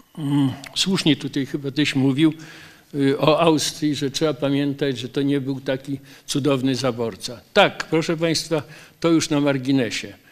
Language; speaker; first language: Polish; native; Polish